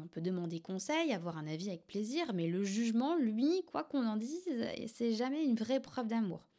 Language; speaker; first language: French; native; French